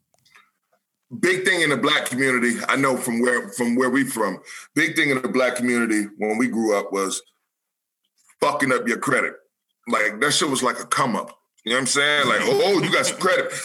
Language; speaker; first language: English; native; English